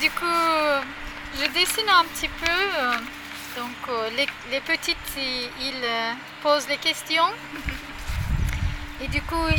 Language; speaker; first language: French; non-native, learner; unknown